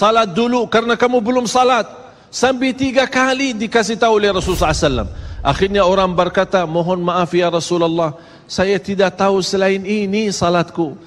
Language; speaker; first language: Malay; native; Malay